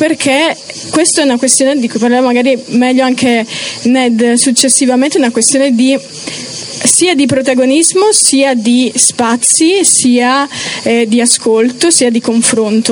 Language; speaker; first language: Italian; early bilingual, other home language; Romanian